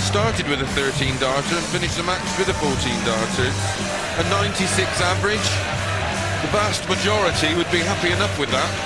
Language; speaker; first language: English; native; English